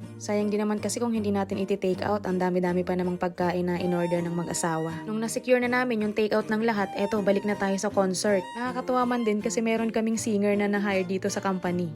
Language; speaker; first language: Filipino; native; Filipino